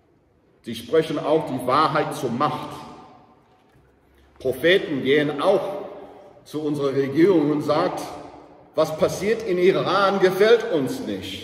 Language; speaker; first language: German; non-native, learner; English